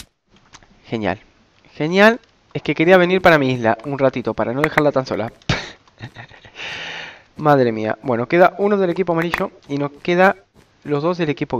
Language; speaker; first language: Spanish; native; Spanish